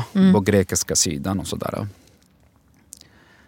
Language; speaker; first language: Swedish; non-native, fluent; Arabic